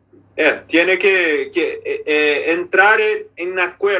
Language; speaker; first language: Spanish; non-native, fluent; Portuguese